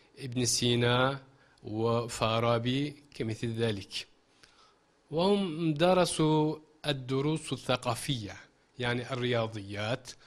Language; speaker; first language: Arabic; non-native, fluent; Turkish